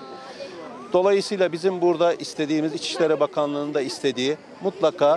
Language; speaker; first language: Turkish; native; Turkish